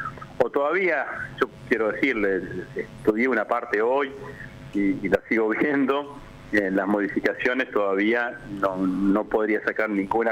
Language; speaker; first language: Spanish; native; Spanish